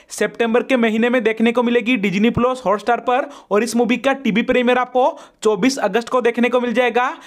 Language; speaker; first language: Hindi; native; Hindi